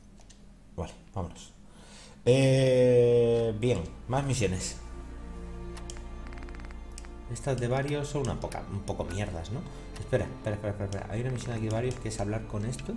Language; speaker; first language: Spanish; native; Spanish